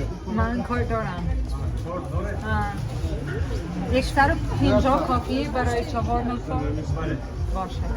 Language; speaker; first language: Persian; non-native, learner; English